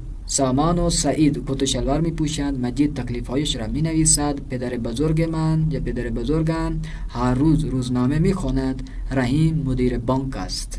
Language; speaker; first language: Persian; non-native, fluent; Urdu